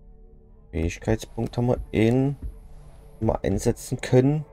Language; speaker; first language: German; native; German